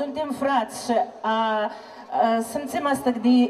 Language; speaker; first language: Romanian; non-native, learner; Ukrainian